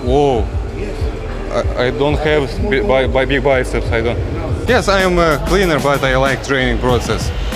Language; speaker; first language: English; non-native, learner; Russian